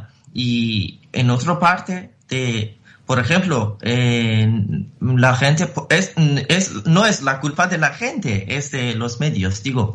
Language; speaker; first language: Spanish; non-native, fluent; Persian